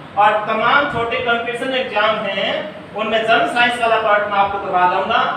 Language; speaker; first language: Hindi; native; Hindi